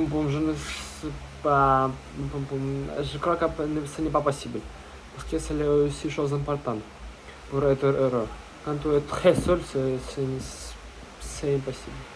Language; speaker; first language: French; non-native, learner; Russian